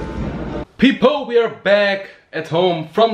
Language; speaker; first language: English; non-native, fluent; German